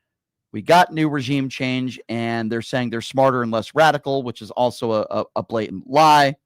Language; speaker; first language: English; native; English